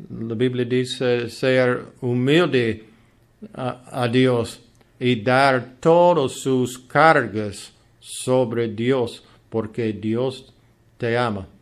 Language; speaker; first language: Spanish; non-native, learner; English